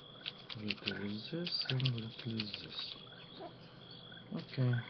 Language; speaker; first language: English; non-native, learner; Ukrainian